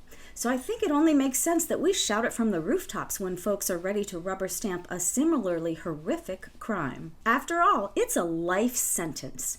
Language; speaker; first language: English; native; English